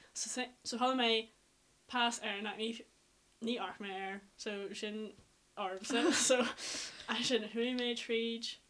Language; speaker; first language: Irish; non-native, local second language; English